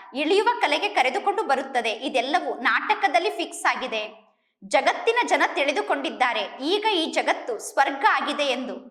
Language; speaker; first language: Kannada; native; Kannada